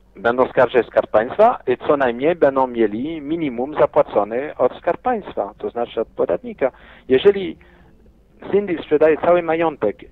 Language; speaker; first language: Polish; non-native, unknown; French